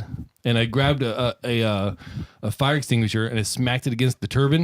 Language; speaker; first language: English; native; English